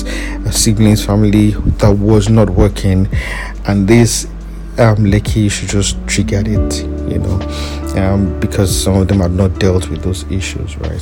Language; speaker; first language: English; non-native, local second language; Yoruba